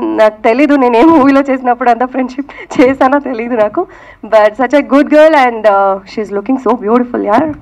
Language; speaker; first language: Telugu; non-native, local second language; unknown